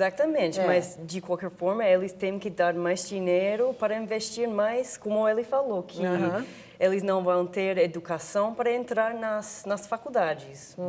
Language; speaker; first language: Portuguese; non-native, fluent; English